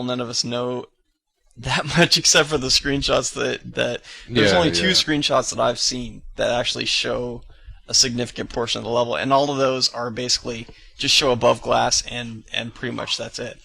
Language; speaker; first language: English; native; English